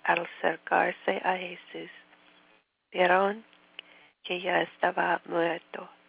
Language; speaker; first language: Spanish; non-native, learner; English